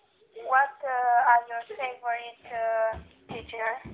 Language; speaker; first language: English; non-native, learner; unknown